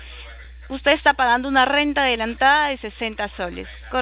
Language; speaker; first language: Spanish; native; Spanish